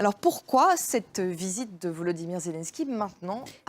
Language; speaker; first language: French; native; French